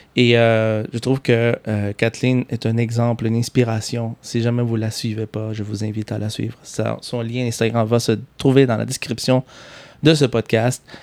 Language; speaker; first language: French; non-native, fluent; Spanish